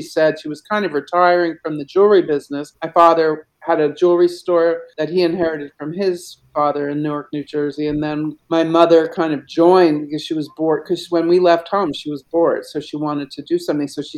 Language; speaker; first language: English; native; English